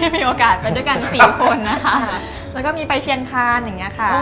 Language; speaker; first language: Thai; native; Thai